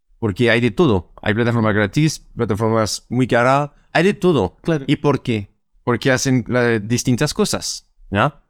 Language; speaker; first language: Spanish; non-native, fluent; French